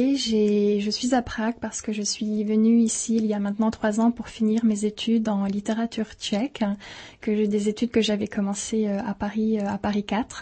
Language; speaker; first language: French; native; French